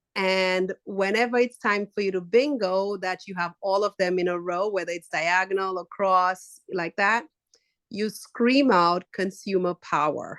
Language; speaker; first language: English; native; English